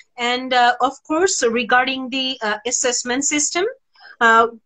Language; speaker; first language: English; non-native, local second language; Bangla